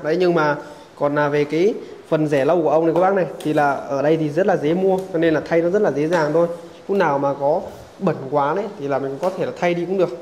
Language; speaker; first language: Vietnamese; native; Vietnamese